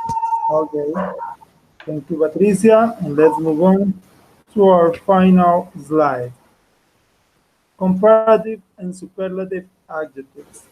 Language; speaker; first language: English; non-native, fluent; Spanish